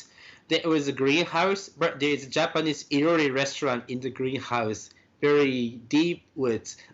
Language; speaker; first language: English; non-native, fluent; Japanese